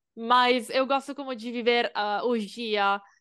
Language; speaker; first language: Portuguese; non-native, learner; Italian